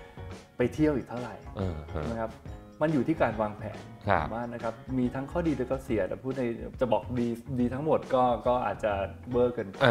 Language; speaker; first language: Thai; native; Thai